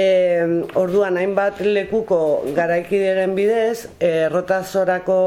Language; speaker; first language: Basque; non-native, local second language; Spanish